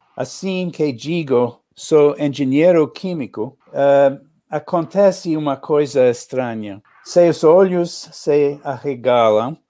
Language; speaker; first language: Portuguese; non-native, learner; English